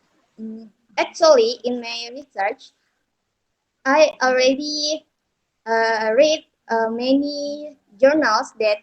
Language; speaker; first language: English; non-native, learner; Indonesian